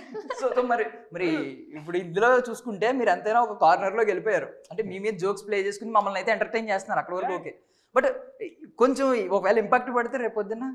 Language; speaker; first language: Telugu; native; Telugu